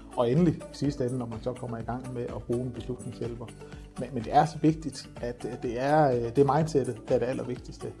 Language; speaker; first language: Danish; native; Danish